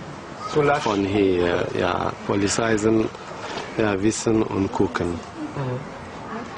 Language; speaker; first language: German; non-native, learner; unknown